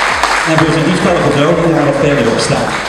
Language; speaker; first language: Dutch; native; Dutch